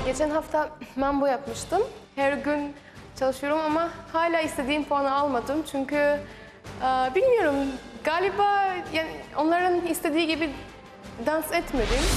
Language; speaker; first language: Turkish; non-native, fluent; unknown